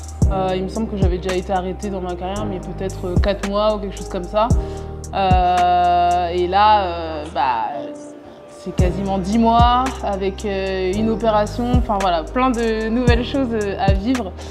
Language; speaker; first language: French; native; French